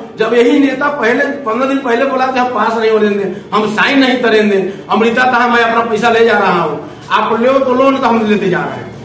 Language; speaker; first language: Hindi; non-native, local second language; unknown